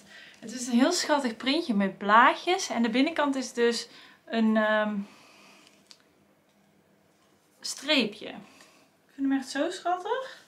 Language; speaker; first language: Dutch; native; Dutch